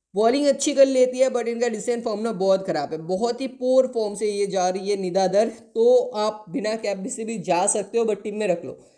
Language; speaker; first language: Hindi; non-native, local second language; Bangla